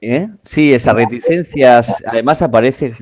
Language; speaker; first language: Spanish; native; Spanish